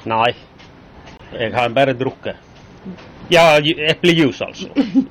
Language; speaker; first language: Norwegian; native; Norwegian